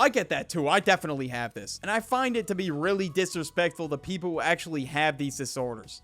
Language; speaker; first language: English; native; English